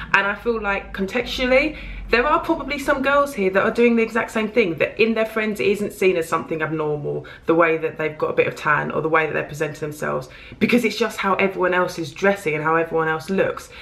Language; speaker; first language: English; native; English